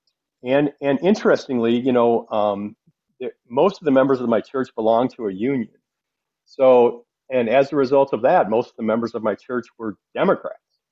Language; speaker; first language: English; native; English